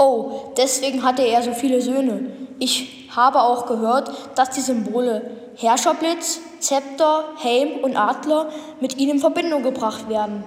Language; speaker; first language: German; native; German